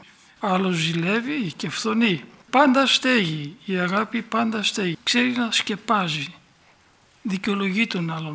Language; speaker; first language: Greek; native; Greek